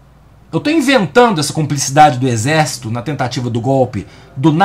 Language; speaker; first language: Portuguese; native; Portuguese